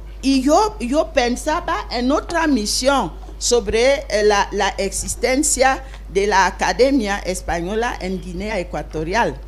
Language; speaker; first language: Spanish; non-native, fluent; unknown